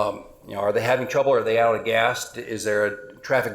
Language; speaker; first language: English; native; English